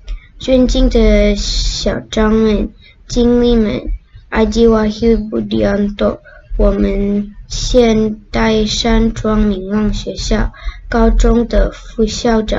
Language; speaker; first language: Chinese; non-native, learner; Indonesian